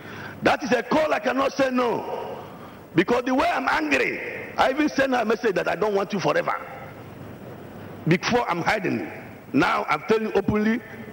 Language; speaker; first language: English; non-native, local second language; Igbo